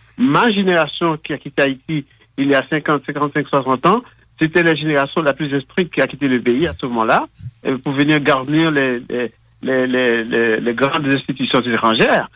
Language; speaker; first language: French; non-native, local second language; Haitian Creole